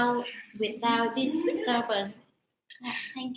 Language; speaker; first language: English; non-native, learner; Vietnamese